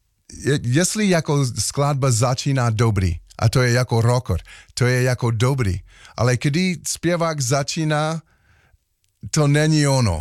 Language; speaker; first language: Czech; non-native, learner; English